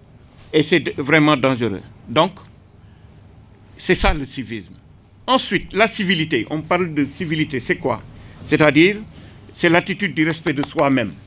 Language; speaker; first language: French; non-native, local second language; Wolof